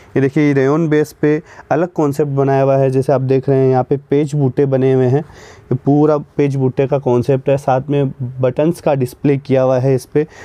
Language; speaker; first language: Hindi; native; Hindi